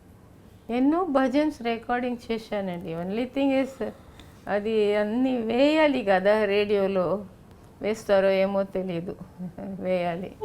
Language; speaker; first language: Telugu; non-native, local second language; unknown